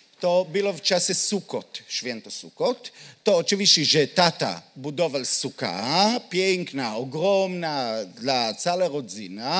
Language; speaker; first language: Polish; non-native, learner; Hebrew